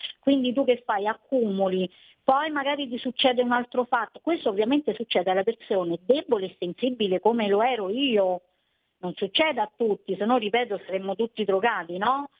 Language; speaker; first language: Italian; native; Italian